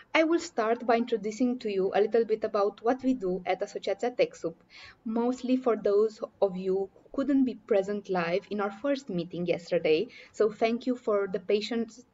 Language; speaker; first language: English; non-native, fluent; Romanian